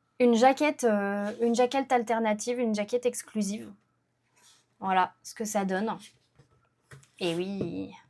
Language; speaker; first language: French; native; French